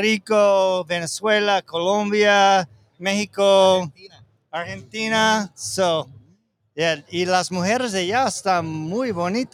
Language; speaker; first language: Spanish; non-native, learner; English